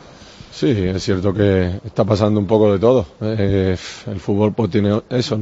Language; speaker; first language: Spanish; native; Spanish